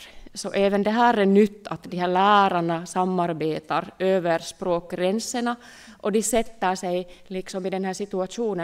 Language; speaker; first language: Swedish; non-native, local second language; Finnish